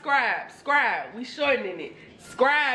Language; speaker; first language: English; native; English